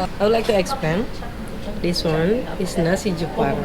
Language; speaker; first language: English; non-native, learner; Indonesian